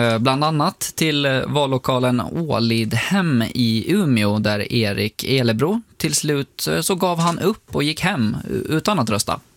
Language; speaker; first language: Swedish; native; Swedish